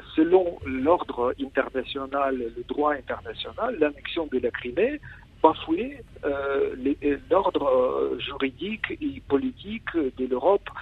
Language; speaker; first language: French; non-native, fluent; Ukrainian